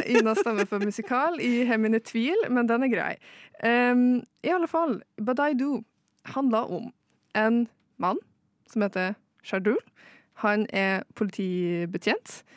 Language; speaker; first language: Norwegian; native; Norwegian